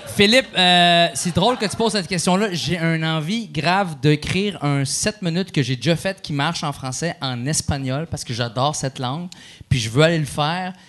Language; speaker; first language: French; early bilingual, other home language; Arabic